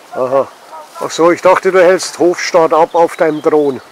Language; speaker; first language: German; native; German